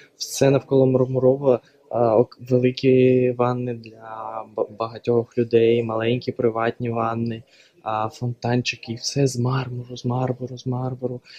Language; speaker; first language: Ukrainian; native; Ukrainian